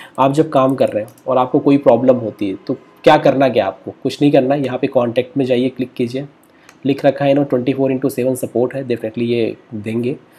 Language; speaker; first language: Hindi; native; Hindi